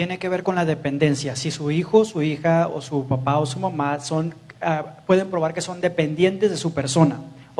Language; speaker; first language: Spanish; native; Spanish